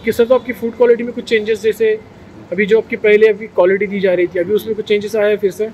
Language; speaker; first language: Hindi; non-native, local second language; Marathi